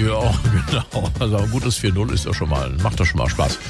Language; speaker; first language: German; native; German